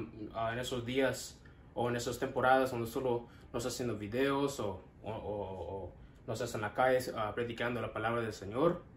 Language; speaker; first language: Spanish; non-native, learner; English